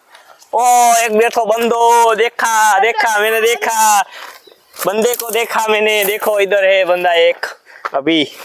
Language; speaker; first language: Hindi; non-native, local second language; Gujarati